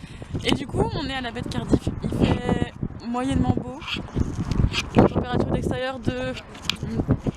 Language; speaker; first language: French; native; French